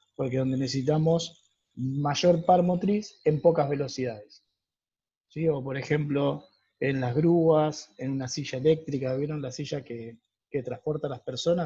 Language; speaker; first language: Spanish; native; Spanish